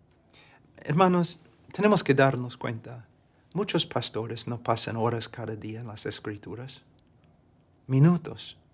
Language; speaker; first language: Spanish; non-native, fluent; English